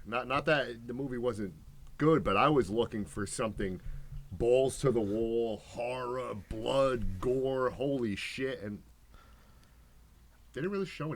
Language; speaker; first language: English; native; English